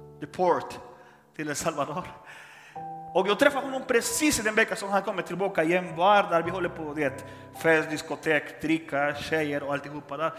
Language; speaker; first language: Swedish; non-native, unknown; Spanish